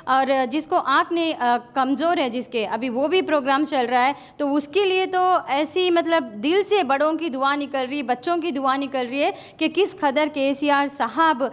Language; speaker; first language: Hindi; non-native, local second language; Urdu